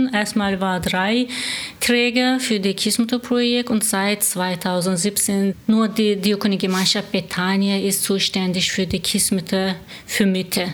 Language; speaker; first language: German; non-native, learner; Turkish